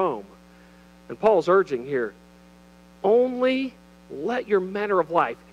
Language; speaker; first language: English; native; English